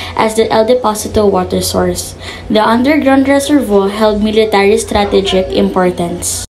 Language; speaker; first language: English; non-native, local second language; Filipino